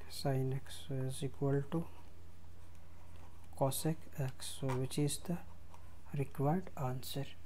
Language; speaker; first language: English; non-native, local second language; Hindi